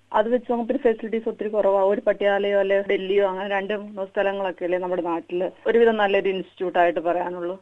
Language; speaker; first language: Malayalam; native; Malayalam